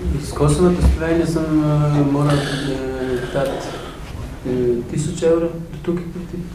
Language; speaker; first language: Slovenian; non-native, learner; Albanian